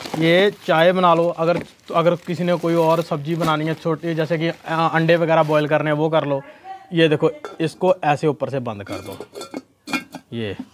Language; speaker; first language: Hindi; non-native, local second language; Punjabi